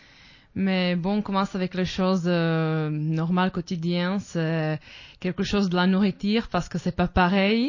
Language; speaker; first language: French; non-native, fluent; Czech